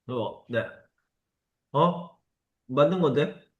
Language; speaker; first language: Korean; native; Korean